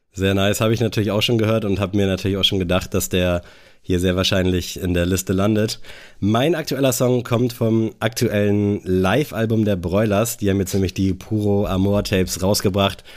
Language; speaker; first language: German; native; German